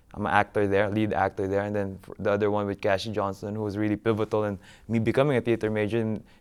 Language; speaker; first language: English; non-native, local second language; Filipino